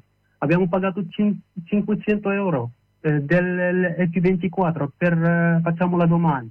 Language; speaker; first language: Italian; non-native, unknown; Arabic